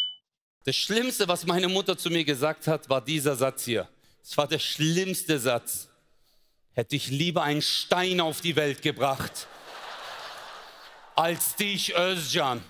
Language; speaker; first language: German; early bilingual, other home language; Turkish